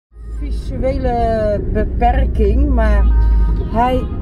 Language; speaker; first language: Dutch; native; Dutch